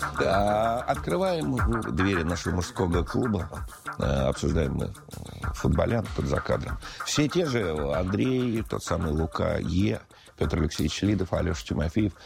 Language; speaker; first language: Russian; native; Russian